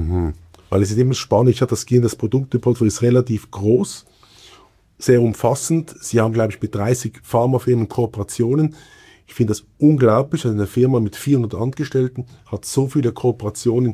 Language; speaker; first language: German; native; German